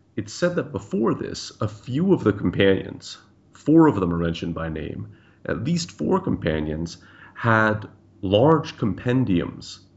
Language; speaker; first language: English; native; English